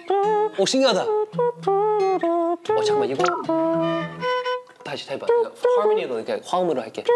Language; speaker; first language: Korean; non-native, fluent; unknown